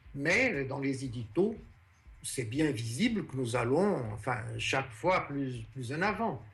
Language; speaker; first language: French; non-native, fluent; Portuguese